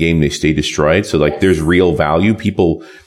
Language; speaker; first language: English; native; English